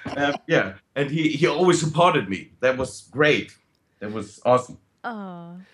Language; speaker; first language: English; non-native, fluent; German